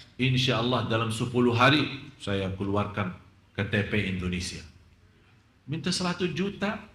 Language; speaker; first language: Malay; non-native, fluent; Arabic